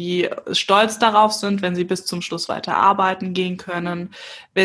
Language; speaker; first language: German; native; German